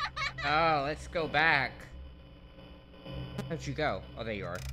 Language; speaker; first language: English; native; English